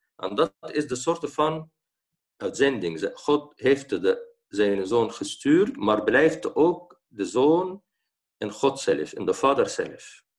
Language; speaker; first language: Dutch; non-native, fluent; Arabic